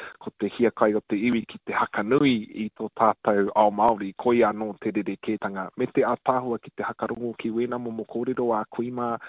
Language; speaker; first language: Māori; native; Māori